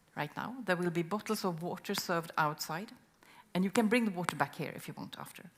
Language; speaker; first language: English; non-native, fluent; Swedish